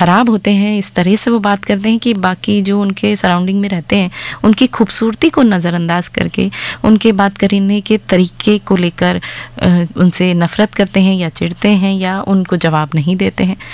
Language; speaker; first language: Hindi; native; Hindi